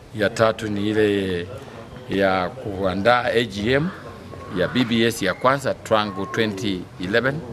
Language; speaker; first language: Swahili; non-native, local second language; Luyia